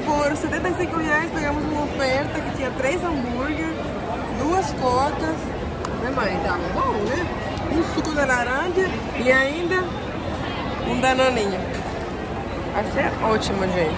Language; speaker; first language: Portuguese; non-native, fluent; Spanish